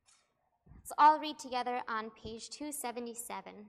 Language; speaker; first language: English; native; English